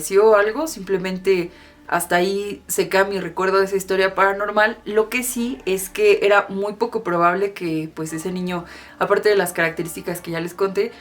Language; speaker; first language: Spanish; native; Spanish